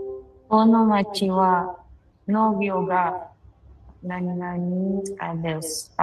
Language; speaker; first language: Japanese; non-native, learner; Filipino